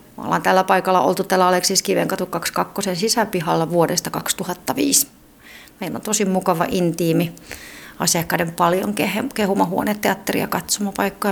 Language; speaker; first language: Finnish; native; Finnish